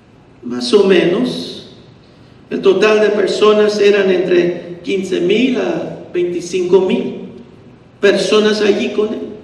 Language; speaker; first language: Spanish; early bilingual, heritage; Spanish